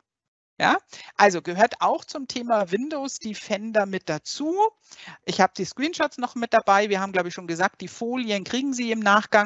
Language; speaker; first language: German; native; German